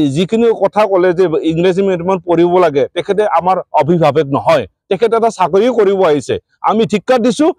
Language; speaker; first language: Assamese; non-native, local second language; Bodo